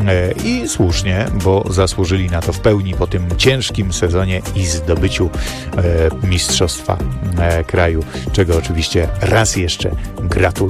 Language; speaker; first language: Polish; native; Polish